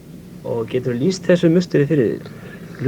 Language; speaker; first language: Icelandic; native; Icelandic